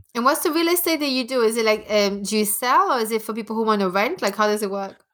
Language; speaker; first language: English; non-native, fluent; French